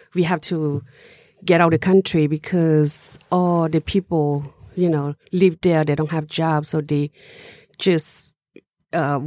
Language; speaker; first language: English; non-native, learner; Hmong